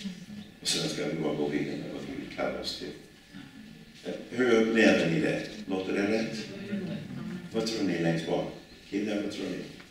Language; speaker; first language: Swedish; non-native, fluent; English